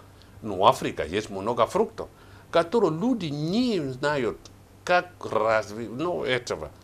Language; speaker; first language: Russian; non-native, learner; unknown